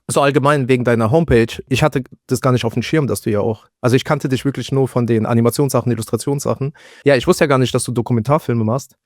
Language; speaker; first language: German; native; German